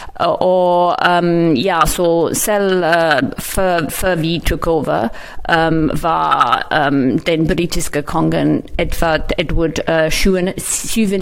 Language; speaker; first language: Norwegian; non-native, learner; English